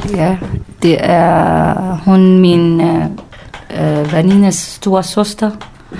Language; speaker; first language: Danish; non-native, learner; Kurdish